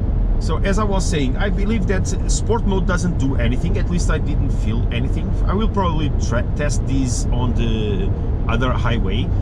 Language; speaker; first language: English; non-native, fluent; Portuguese